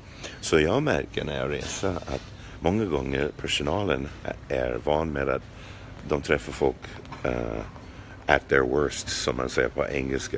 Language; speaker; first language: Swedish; non-native, fluent; English